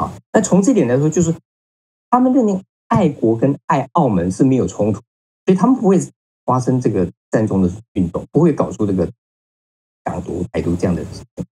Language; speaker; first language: Chinese; native; Chinese